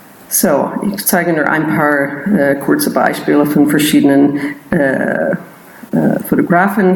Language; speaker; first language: German; non-native, fluent; English